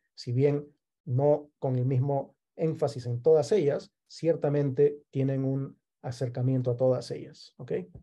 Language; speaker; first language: Spanish; native; Spanish